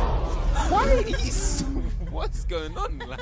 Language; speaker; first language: English; non-native, local second language; Akan